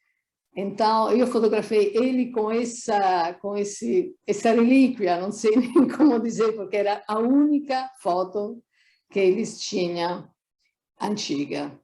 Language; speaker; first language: Portuguese; non-native, fluent; Italian